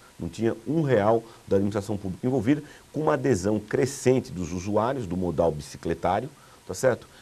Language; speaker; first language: Portuguese; native; Portuguese